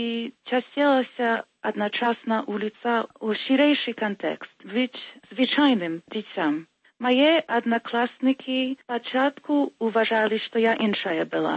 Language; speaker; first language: Belarusian; early bilingual, heritage; Belarusian